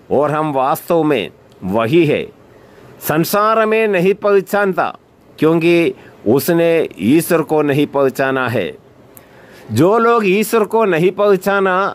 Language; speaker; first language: Hindi; non-native, local second language; Malayalam